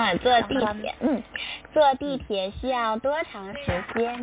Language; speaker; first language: Chinese; native; Chinese